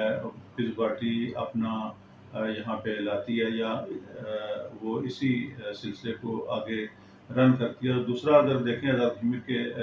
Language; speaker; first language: Urdu; non-native, local second language; Pahari-Potwari